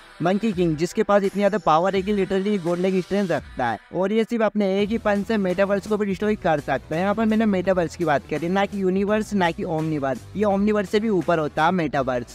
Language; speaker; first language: Hindi; native; Hindi